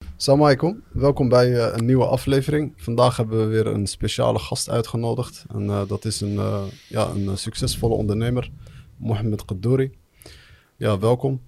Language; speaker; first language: Dutch; early bilingual, other home language; Arabic